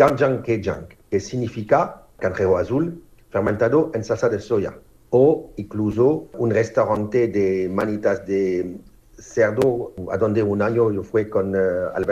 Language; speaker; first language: Spanish; non-native, learner; French